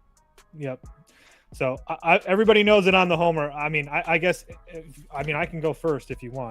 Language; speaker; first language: English; native; English